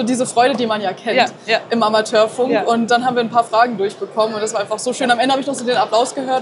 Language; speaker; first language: German; native; German